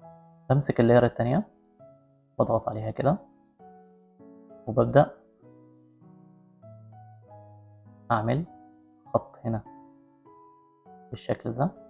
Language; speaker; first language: Arabic; native; Arabic